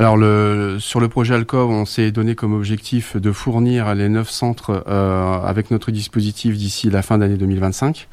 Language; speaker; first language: French; native; French